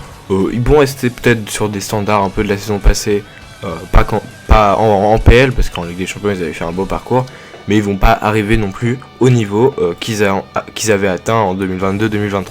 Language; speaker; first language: French; native; French